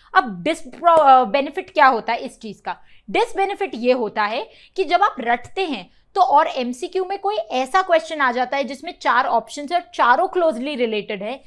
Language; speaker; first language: Hindi; native; Hindi